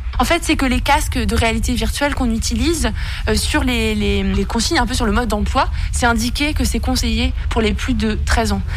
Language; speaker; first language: French; native; French